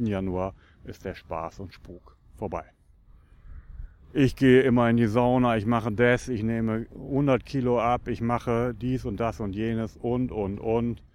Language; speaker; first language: German; native; German